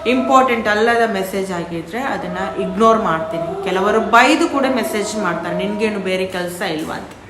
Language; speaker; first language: Kannada; non-native, local second language; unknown